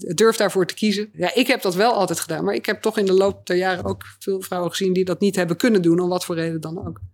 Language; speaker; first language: Dutch; native; Dutch